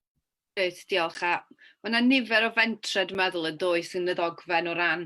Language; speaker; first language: Welsh; native; Welsh